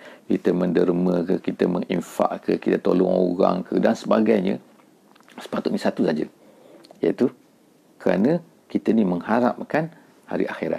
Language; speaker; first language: Malay; native; Malay